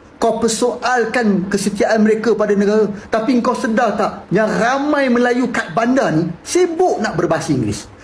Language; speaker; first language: Malay; native; Malay